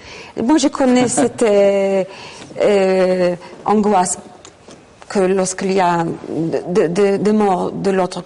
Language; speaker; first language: French; non-native, fluent; Hebrew